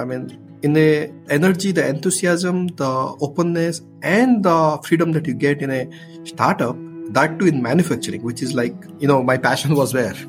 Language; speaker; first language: English; non-native, local second language; Odia